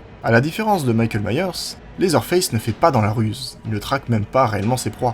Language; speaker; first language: French; native; French